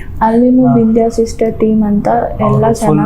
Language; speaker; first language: Kannada; non-native, local second language; Telugu